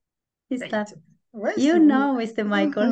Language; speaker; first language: English; non-native, learner; Spanish